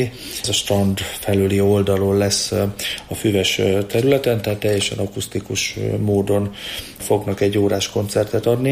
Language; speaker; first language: Hungarian; native; Hungarian